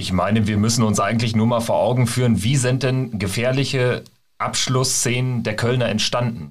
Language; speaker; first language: German; native; German